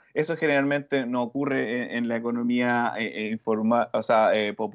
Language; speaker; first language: Spanish; native; Spanish